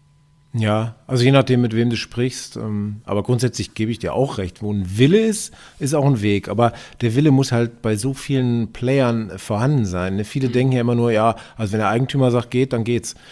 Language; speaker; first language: German; native; German